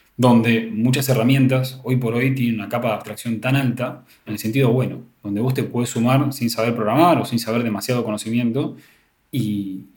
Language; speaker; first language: Spanish; native; Spanish